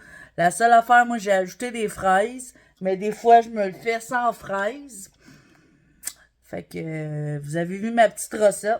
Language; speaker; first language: French; native; French